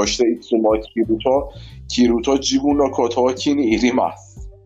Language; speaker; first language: Japanese; non-native, learner; Persian